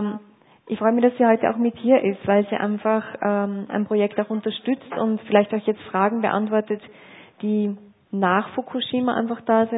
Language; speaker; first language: German; native; German